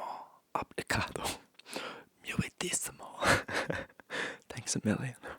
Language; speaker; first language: Portuguese; non-native, learner; English